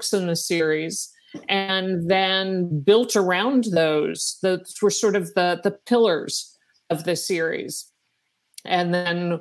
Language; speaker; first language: English; native; English